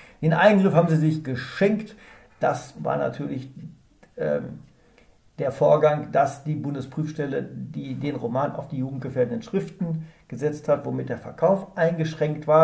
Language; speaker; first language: German; native; German